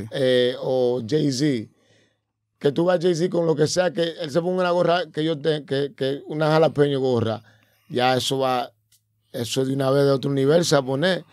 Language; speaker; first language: Spanish; early bilingual, heritage; Spanish